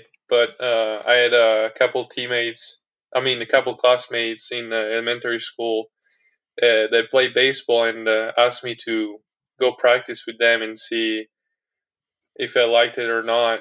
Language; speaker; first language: English; non-native, fluent; Italian